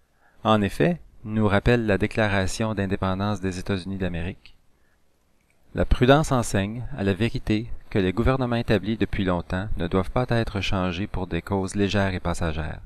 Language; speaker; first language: French; native; French